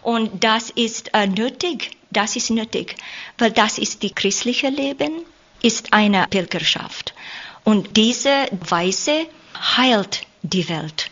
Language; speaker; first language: German; non-native, learner; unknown